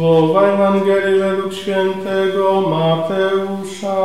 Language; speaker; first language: Polish; native; Polish